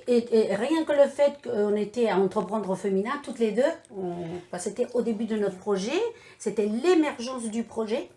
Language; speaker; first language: French; non-native, fluent; Spanish